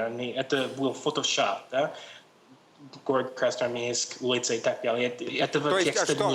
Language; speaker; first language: Russian; non-native, learner; English